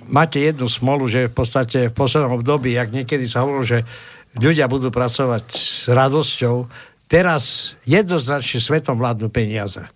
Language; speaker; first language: Slovak; native; Slovak